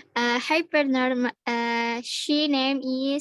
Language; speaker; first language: English; non-native, learner; Indonesian